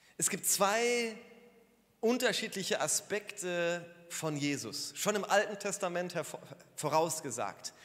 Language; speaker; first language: German; native; German